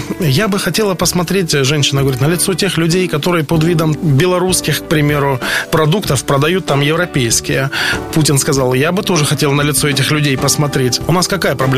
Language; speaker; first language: Russian; native; Russian